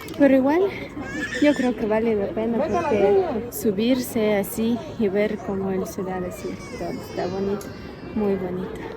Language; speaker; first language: Spanish; non-native, fluent; Ukrainian